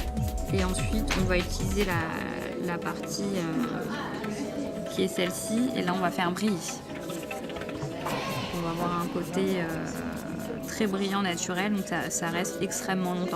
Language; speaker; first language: French; native; French